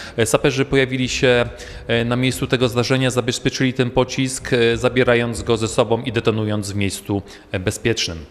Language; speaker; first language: Polish; native; Polish